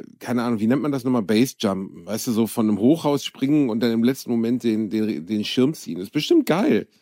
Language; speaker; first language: German; native; German